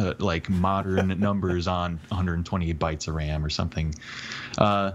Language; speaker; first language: English; native; English